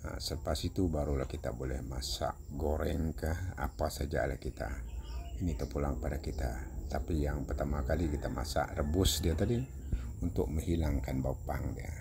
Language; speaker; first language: Malay; non-native, local second language; Iban